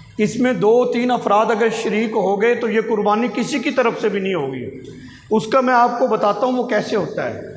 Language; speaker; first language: Urdu; non-native, local second language; Punjabi